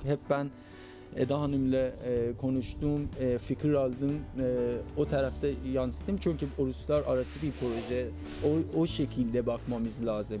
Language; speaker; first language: Turkish; non-native, fluent; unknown